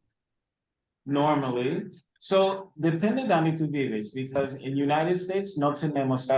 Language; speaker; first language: Spanish; early bilingual, heritage; English